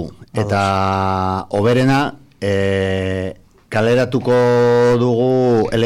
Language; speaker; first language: Basque; non-native, local second language; Spanish